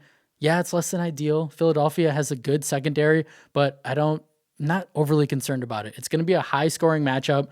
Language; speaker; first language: English; native; English